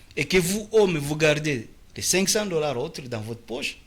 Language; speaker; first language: French; non-native, local second language; Swahili